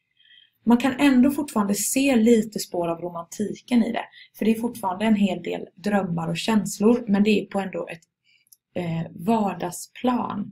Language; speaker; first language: Swedish; native; Swedish